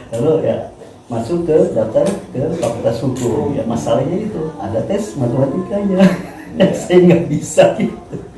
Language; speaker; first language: Indonesian; native; Indonesian